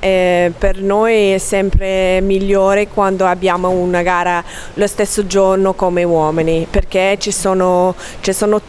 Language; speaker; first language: Italian; non-native, learner; English